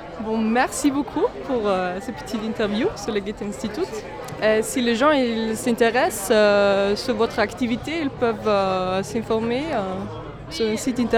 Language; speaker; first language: French; non-native, fluent; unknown